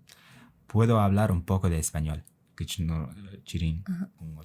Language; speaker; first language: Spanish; non-native, fluent; Mongolian